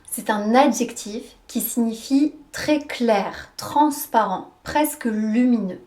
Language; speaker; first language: French; native; French